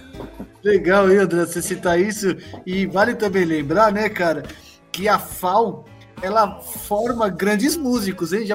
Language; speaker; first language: Portuguese; native; Portuguese